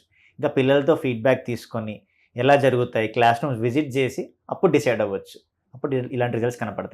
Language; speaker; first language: Telugu; native; Telugu